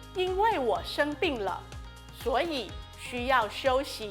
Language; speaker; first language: Chinese; non-native, fluent; Thai